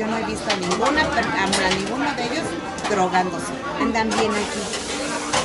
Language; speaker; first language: Spanish; native; Spanish